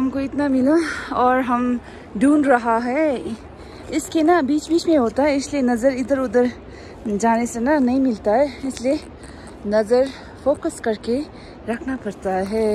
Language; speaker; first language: Hindi; non-native, local second language; Nepali